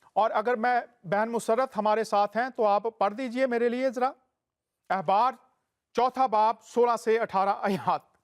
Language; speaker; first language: Urdu; native; Urdu